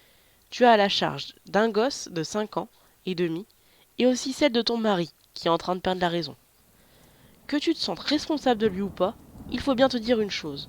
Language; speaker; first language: French; native; French